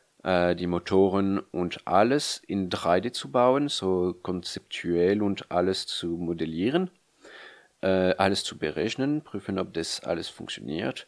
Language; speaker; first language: German; non-native, fluent; French